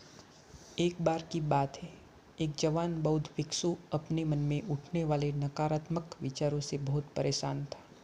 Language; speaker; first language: Hindi; native; Hindi